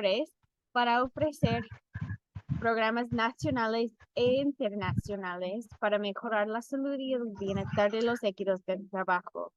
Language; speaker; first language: Spanish; non-native, fluent; English